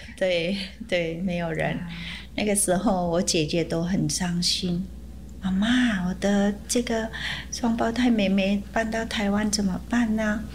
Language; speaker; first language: Chinese; non-native, fluent; Indonesian